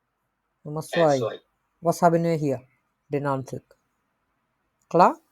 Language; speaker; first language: German; non-native, learner; Bangla